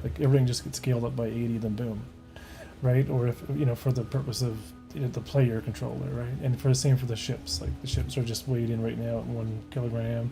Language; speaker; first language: English; native; English